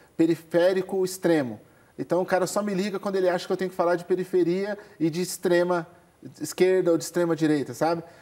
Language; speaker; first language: Portuguese; native; Portuguese